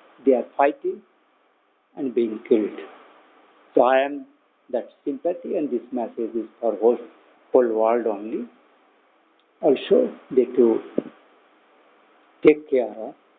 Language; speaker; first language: English; non-native, local second language; Bangla